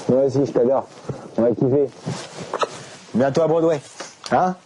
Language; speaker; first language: French; native; French